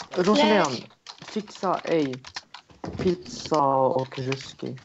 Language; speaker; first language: Swedish; native; Swedish